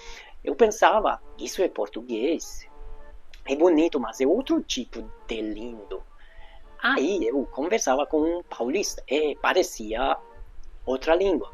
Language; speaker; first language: Portuguese; non-native, fluent; Hungarian